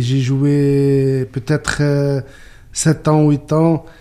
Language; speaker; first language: French; non-native, learner; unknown